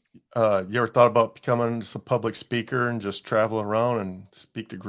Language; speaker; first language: English; native; English